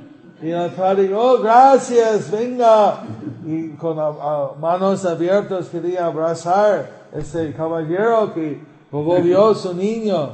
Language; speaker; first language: Spanish; non-native, fluent; English